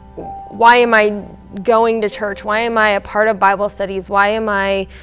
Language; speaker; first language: English; native; English